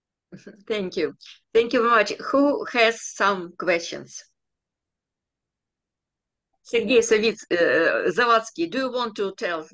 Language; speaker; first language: English; non-native, learner; Ukrainian